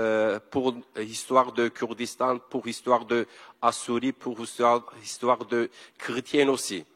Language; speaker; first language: French; non-native, learner; Kurdish